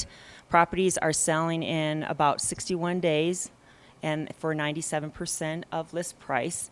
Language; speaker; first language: English; native; English